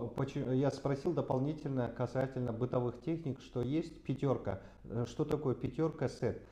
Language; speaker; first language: Russian; non-native, local second language; Kazakh